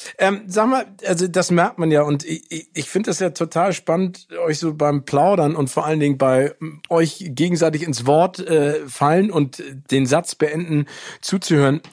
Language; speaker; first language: German; early bilingual, other home language; English